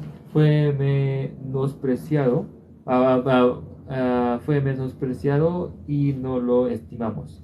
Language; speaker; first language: Spanish; non-native, learner; Korean